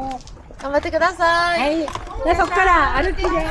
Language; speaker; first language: Japanese; native; Japanese